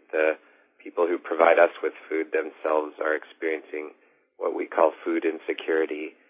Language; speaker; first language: English; native; English